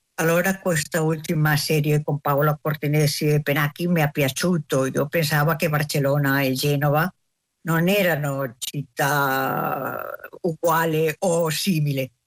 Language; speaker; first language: Italian; non-native, learner; Spanish